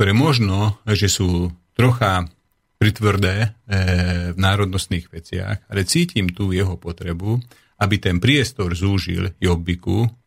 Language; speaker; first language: Slovak; non-native, local second language; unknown